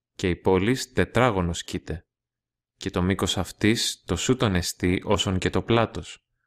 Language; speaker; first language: Greek; non-native, learner; Russian